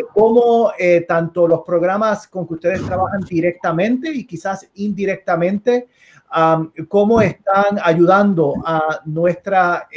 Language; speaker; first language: Spanish; native; Spanish